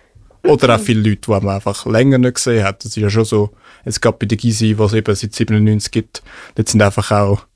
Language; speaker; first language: German; native; German